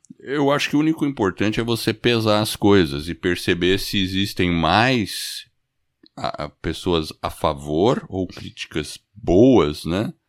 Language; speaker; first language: Portuguese; non-native, fluent; English